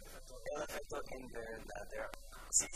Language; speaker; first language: Spanish; non-native, fluent; English